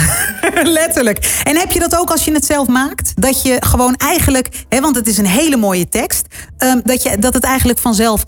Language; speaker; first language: Dutch; native; Dutch